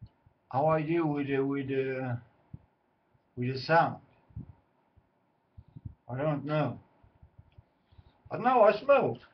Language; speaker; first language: English; non-native, learner; Swedish